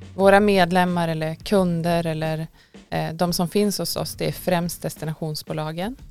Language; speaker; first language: Swedish; native; Swedish